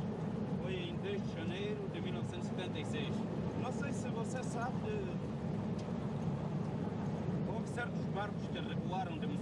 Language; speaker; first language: Portuguese; native; Portuguese